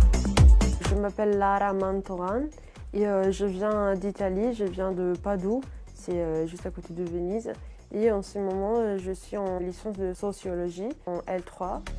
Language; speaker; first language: French; non-native, fluent; Italian